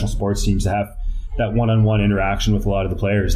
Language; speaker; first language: English; native; English